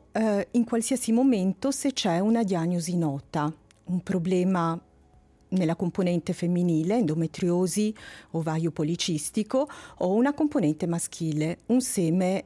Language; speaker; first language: Italian; native; Italian